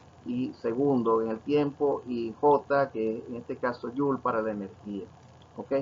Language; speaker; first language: Spanish; native; Spanish